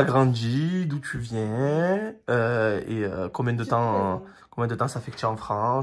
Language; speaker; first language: French; native; French